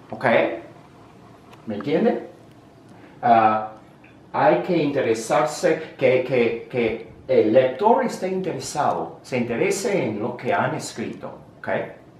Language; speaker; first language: Spanish; non-native, fluent; English